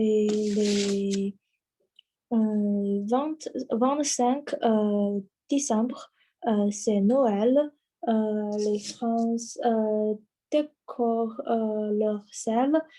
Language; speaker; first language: French; non-native, learner; Chinese